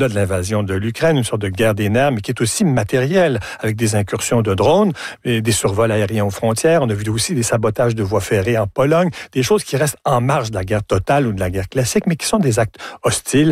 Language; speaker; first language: French; native; French